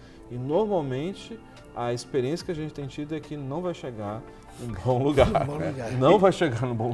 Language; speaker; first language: Portuguese; native; Portuguese